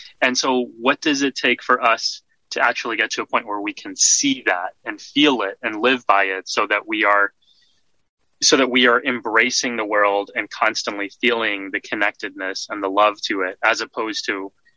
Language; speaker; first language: English; native; English